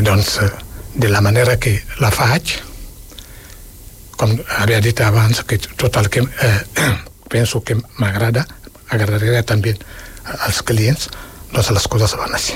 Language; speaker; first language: Catalan; non-native, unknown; Wolof